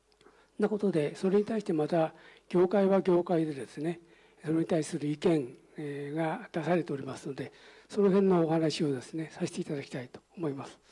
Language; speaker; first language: Japanese; native; Japanese